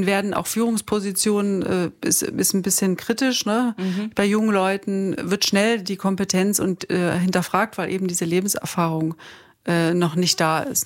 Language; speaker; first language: German; native; German